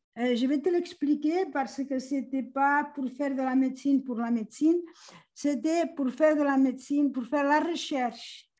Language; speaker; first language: French; non-native, fluent; Spanish